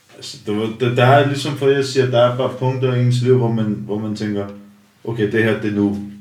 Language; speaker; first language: Danish; early bilingual, other home language; Armenian